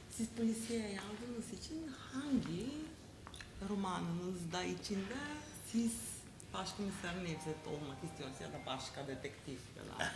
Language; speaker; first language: Turkish; non-native, learner; Macedonian